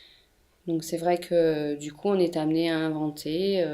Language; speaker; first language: French; native; French